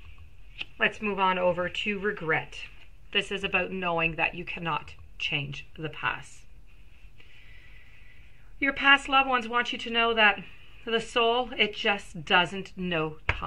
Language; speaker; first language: English; non-native, local second language; French